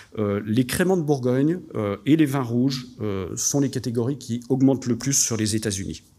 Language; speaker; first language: French; native; French